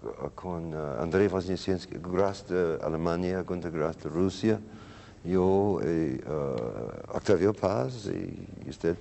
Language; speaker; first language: Spanish; non-native, learner; English